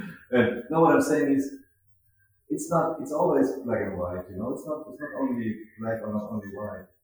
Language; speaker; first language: English; non-native, fluent; German